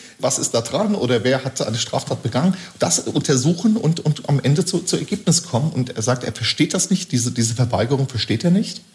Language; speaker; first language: German; early bilingual, other home language; Turkish